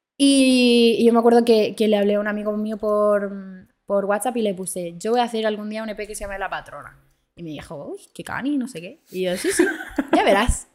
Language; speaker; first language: Spanish; early bilingual, other home language; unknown